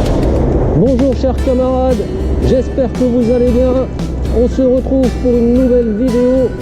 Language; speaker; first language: French; native; French